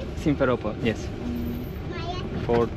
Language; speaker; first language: Turkish; native; Turkish